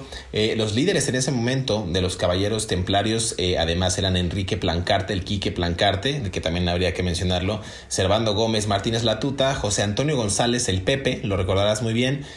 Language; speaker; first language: Spanish; native; Spanish